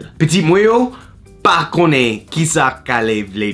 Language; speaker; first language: Haitian Creole; non-native, learner; English